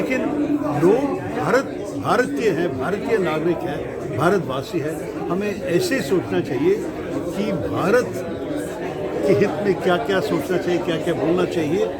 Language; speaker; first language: Hindi; non-native, local second language; Malayalam